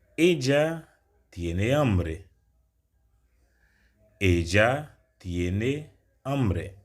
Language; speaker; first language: Spanish; non-native, learner; Haitian Creole